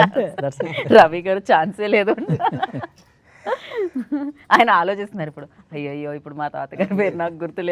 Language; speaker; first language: Telugu; native; Telugu